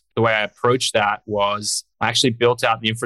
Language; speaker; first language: English; native; English